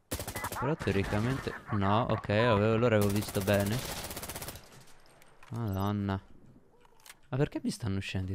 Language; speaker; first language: Italian; native; Italian